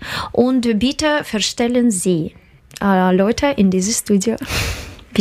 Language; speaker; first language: German; non-native, learner; Russian